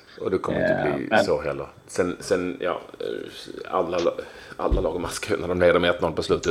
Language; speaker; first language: Swedish; native; Swedish